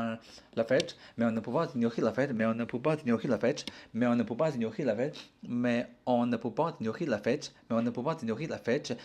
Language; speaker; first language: French; non-native, learner; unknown